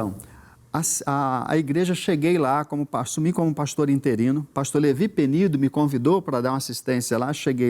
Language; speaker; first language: Portuguese; native; Portuguese